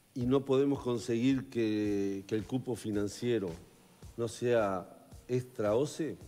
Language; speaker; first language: Spanish; native; Spanish